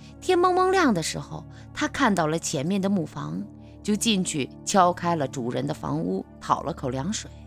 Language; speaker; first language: Chinese; native; Chinese